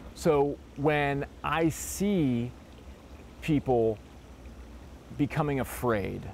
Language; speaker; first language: English; native; English